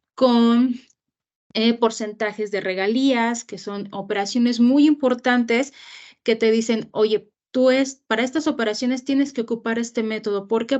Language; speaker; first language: Spanish; native; Spanish